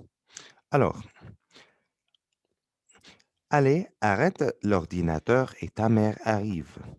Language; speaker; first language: French; non-native, fluent; Arabic